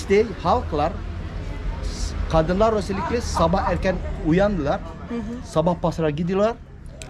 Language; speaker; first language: Turkish; non-native, learner; Indonesian